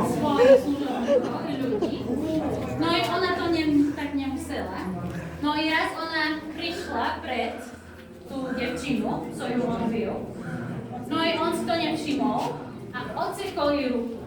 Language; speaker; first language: Polish; non-native, learner; Slovak